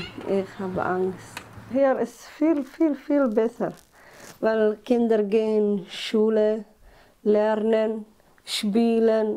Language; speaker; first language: German; non-native, learner; Somali